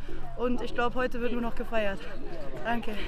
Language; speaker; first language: German; native; German